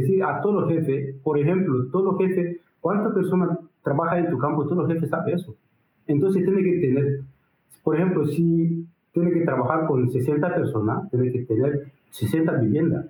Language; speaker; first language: Spanish; non-native, learner; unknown